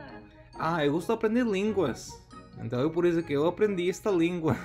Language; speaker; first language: Portuguese; non-native, learner; English